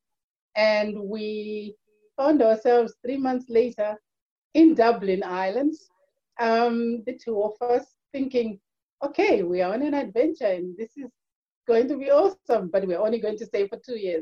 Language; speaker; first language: English; non-native, local second language; Shona